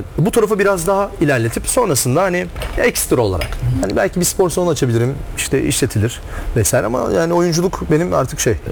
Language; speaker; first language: Turkish; native; Turkish